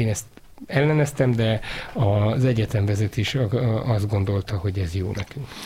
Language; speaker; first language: Hungarian; native; Hungarian